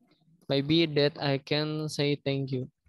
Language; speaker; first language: English; non-native, learner; Indonesian